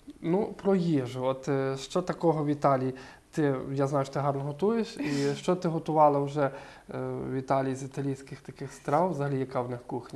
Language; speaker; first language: Ukrainian; native; Ukrainian